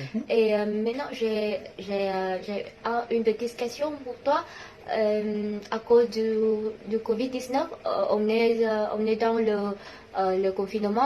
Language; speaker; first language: French; non-native, learner; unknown